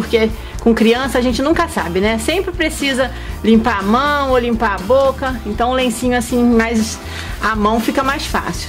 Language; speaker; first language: Portuguese; native; Portuguese